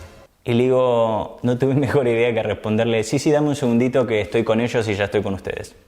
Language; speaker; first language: Spanish; native; Spanish